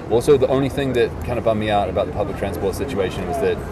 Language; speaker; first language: English; native; English